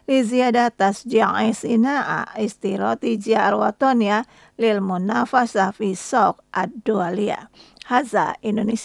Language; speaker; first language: Arabic; non-native, learner; Indonesian